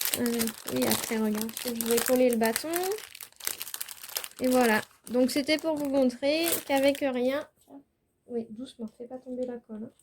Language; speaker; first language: French; native; French